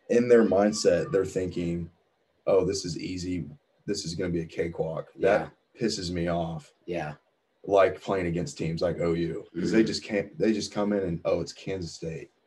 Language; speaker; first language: English; native; English